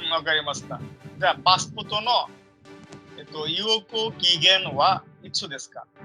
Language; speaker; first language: Japanese; non-native, fluent; Bangla